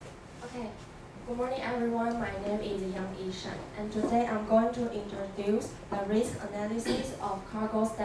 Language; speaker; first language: English; non-native, learner; Chinese